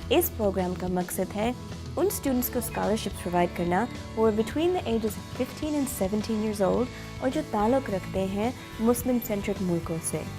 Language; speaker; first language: Urdu; native; Urdu